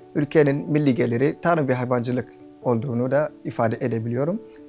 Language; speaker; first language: Turkish; non-native, fluent; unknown